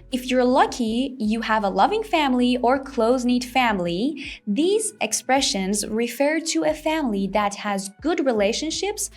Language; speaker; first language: English; non-native, fluent; Persian